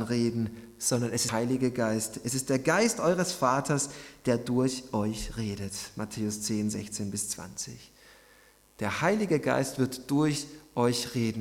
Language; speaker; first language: German; native; German